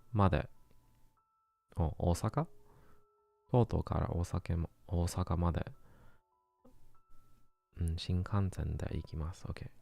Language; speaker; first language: Japanese; non-native, learner; English